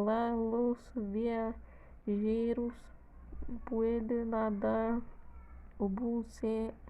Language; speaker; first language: Spanish; non-native, learner; Portuguese